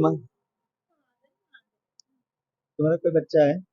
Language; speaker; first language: Hindi; non-native, learner; Bangla